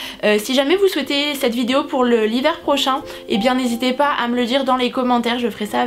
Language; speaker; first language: French; native; French